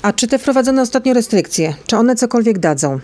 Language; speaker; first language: Polish; native; Polish